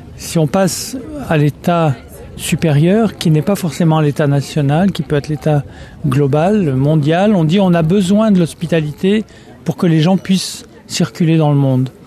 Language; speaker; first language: French; native; French